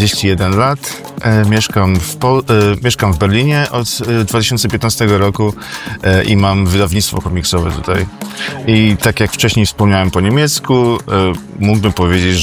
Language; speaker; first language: German; non-native, fluent; Polish